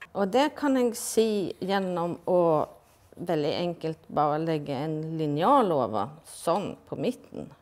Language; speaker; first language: Norwegian; native; Norwegian